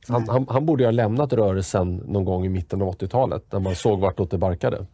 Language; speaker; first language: Swedish; native; Swedish